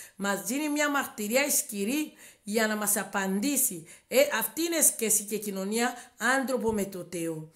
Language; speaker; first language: Greek; non-native, learner; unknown